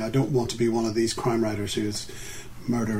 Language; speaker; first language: English; native; English